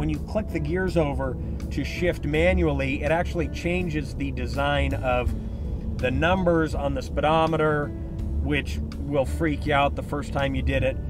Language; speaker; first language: English; native; English